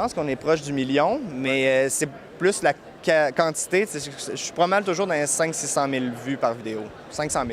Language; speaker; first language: French; native; French